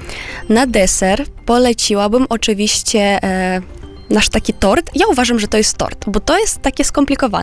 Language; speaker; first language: Polish; non-native, fluent; Romanian